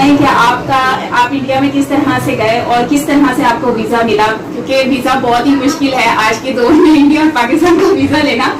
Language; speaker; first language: Urdu; native; Urdu